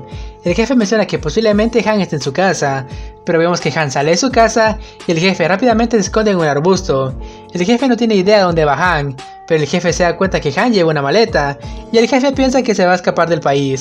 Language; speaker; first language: Spanish; native; Spanish